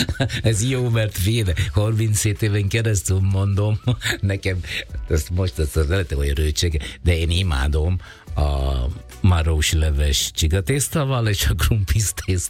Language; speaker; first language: Hungarian; non-native, learner; Italian